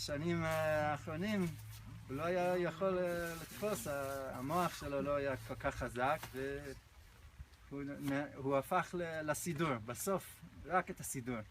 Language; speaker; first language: Hebrew; non-native, fluent; English